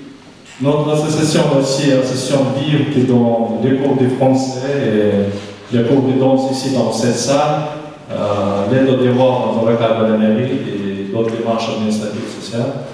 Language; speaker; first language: French; non-native, fluent; Chechen